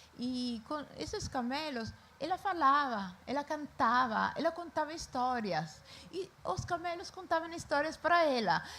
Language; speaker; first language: Portuguese; non-native, fluent; Italian